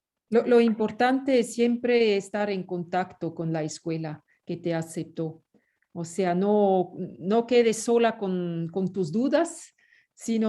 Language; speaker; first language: Spanish; non-native, fluent; French